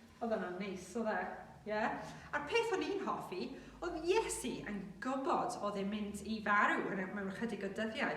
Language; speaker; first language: Welsh; non-native, local second language; English